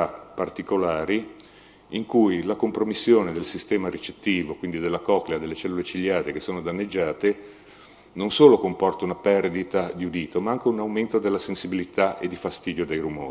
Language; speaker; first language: Italian; native; Italian